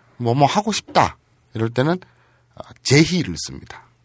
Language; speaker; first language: Korean; native; Korean